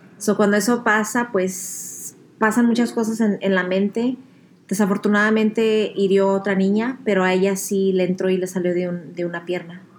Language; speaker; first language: Spanish; early bilingual, heritage; Spanish